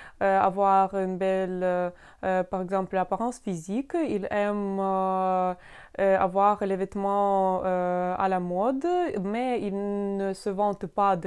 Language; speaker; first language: French; non-native, fluent; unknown